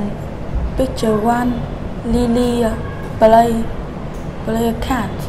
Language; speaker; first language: English; non-native, learner; Vietnamese